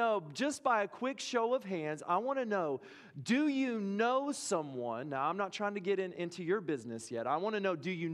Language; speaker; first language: English; native; English